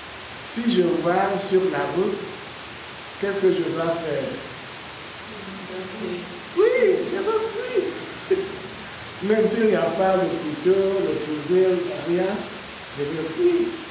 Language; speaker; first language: French; non-native, learner; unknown